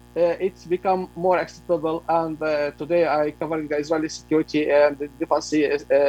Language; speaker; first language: English; non-native, fluent; Arabic